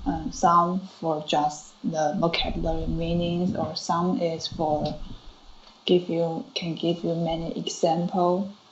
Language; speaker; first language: English; non-native, learner; Chinese